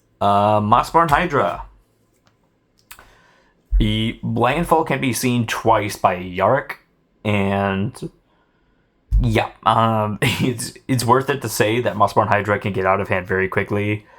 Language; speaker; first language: English; native; English